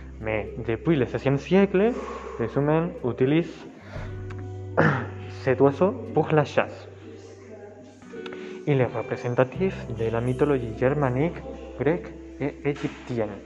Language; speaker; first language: French; non-native, learner; Spanish